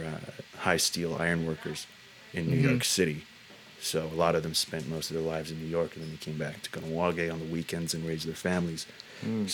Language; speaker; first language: English; native; English